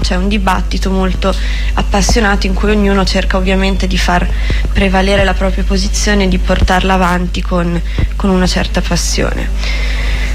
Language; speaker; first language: Italian; native; Italian